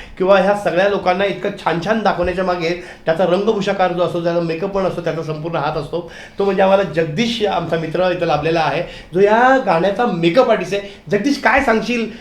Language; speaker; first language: Marathi; native; Marathi